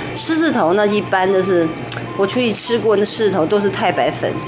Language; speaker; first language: Chinese; native; Chinese